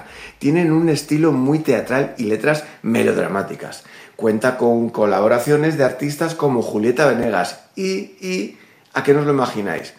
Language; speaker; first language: Spanish; native; Spanish